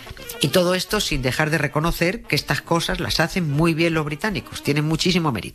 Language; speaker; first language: Spanish; native; Spanish